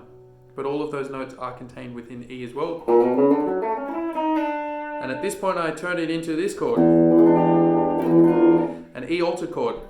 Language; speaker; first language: English; native; English